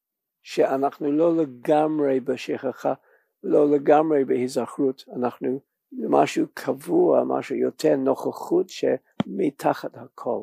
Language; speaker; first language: Hebrew; non-native, fluent; English